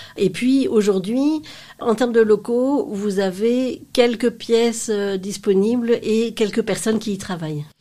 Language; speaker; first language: French; native; French